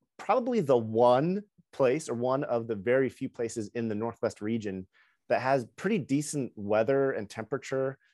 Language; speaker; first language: English; native; English